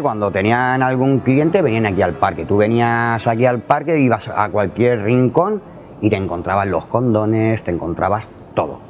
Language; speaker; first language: Spanish; native; Spanish